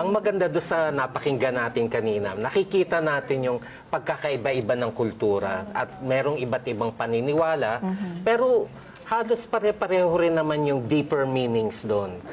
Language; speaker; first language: Filipino; native; Filipino